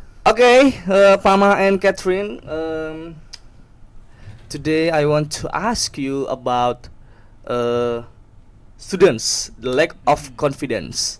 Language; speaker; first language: English; non-native, learner; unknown